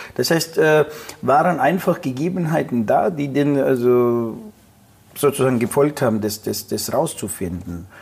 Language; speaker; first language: German; non-native, fluent; Russian